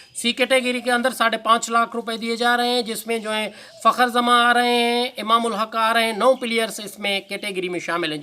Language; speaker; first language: Urdu; non-native, local second language; Sindhi